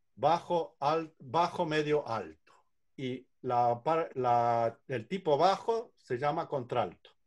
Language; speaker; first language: Spanish; native; Spanish